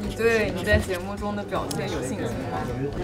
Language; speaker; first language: Chinese; native; Chinese